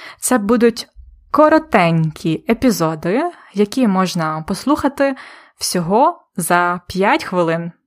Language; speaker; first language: Ukrainian; native; Ukrainian